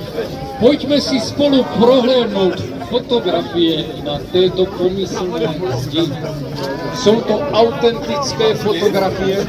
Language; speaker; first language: Czech; native; Czech